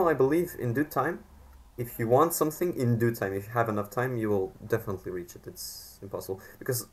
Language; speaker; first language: English; non-native, fluent; Macedonian